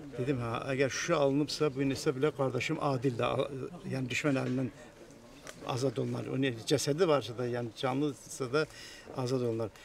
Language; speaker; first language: Azerbaijani; native; Azerbaijani